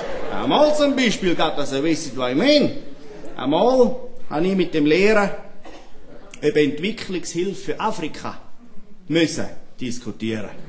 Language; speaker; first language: German; native; German